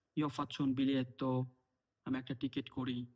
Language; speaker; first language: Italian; non-native, learner; Bangla